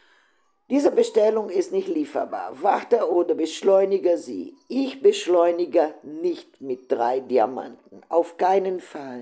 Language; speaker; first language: German; non-native, fluent; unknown